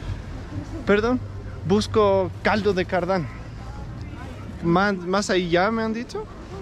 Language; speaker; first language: Spanish; non-native, learner; English